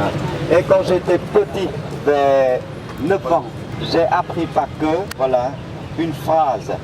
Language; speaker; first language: French; non-native, fluent; Vietnamese